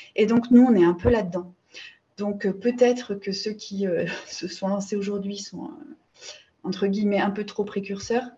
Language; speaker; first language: French; native; French